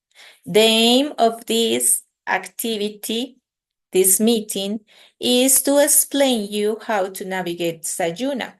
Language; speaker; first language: English; non-native, fluent; Spanish